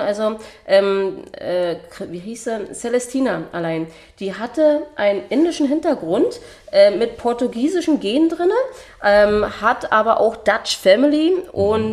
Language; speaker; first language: German; native; German